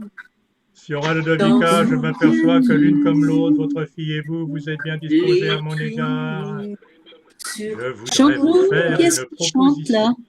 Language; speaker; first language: French; native; French